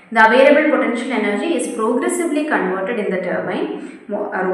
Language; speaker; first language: English; non-native, local second language; Malayalam